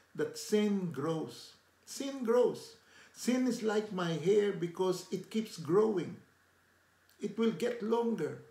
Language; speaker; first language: English; non-native, local second language; Filipino